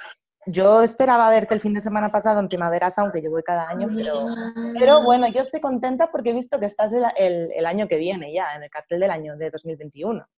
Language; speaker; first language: Spanish; native; Spanish